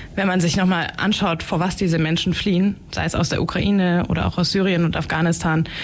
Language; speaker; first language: German; native; German